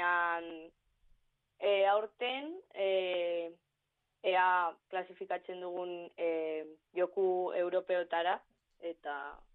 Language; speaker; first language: Basque; non-native, local second language; Spanish